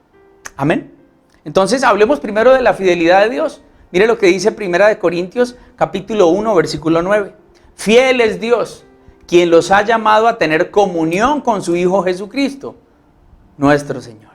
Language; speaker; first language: Spanish; native; Spanish